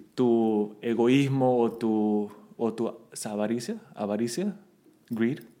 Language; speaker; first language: Spanish; native; Spanish